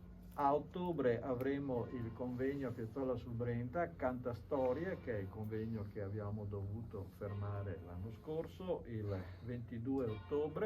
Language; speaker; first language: Italian; native; Italian